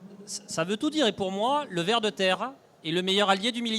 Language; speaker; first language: French; native; French